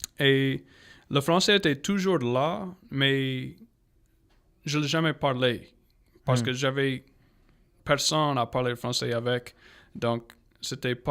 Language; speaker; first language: French; non-native, local second language; English